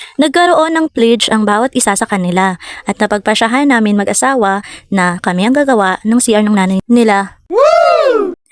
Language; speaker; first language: Filipino; non-native, local second language; Cebuano